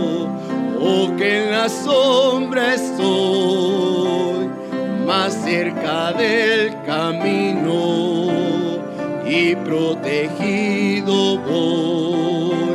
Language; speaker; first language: Spanish; native; Spanish